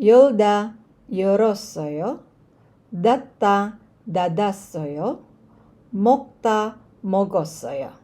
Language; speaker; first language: Korean; non-native, fluent; Indonesian